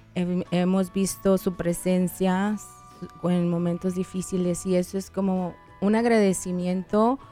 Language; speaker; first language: Spanish; native; Spanish